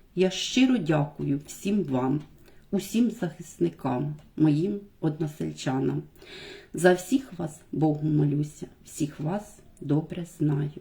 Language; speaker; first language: Ukrainian; native; Ukrainian